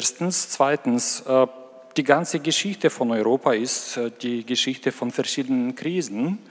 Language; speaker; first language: German; non-native, fluent; Ukrainian